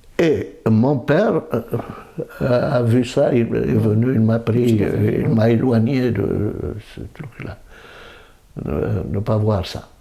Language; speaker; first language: French; non-native, local second language; Kabyle